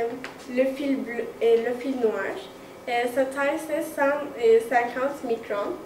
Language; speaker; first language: French; non-native, learner; Turkish